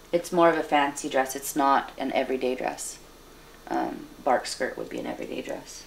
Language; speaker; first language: English; native; English